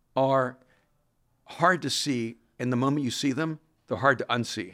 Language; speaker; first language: English; non-native, fluent; Spanish